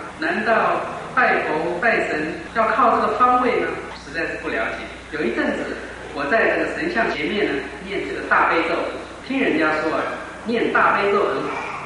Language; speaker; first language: Chinese; native; Chinese